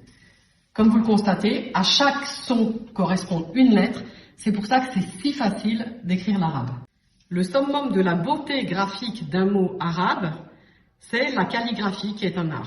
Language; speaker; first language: French; native; French